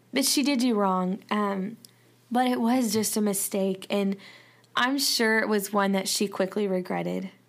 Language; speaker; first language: English; native; English